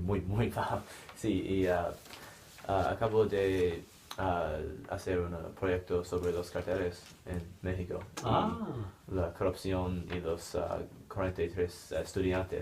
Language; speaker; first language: Spanish; non-native, learner; English